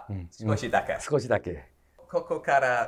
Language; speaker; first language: Japanese; non-native, learner; English